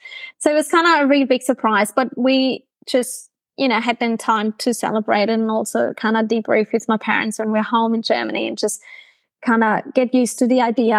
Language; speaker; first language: English; non-native, fluent; German